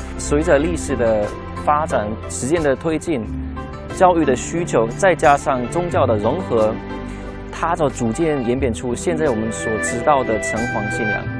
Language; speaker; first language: Chinese; non-native, fluent; German